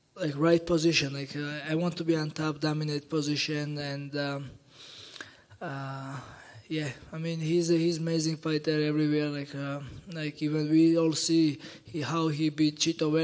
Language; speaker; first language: English; non-native, learner; Georgian